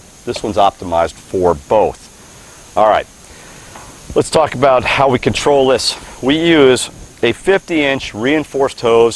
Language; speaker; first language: English; native; English